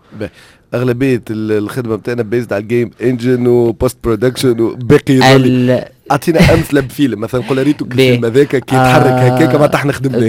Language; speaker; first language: Arabic; native; Arabic